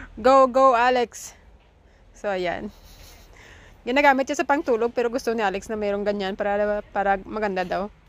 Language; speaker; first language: Filipino; native; Filipino